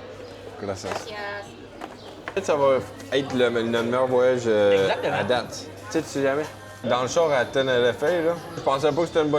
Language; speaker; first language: French; native; French